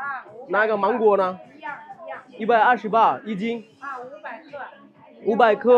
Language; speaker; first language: Chinese; non-native, learner; Bangla